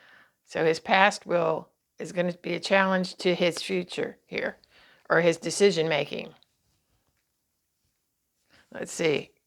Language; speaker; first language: English; native; English